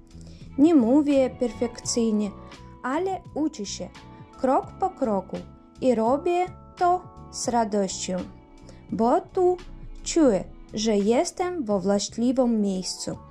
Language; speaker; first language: Polish; early bilingual, heritage; Polish